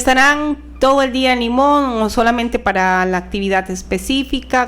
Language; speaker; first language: Spanish; native; Spanish